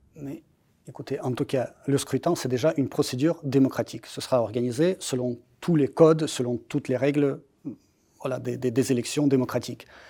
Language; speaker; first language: French; non-native, fluent; Russian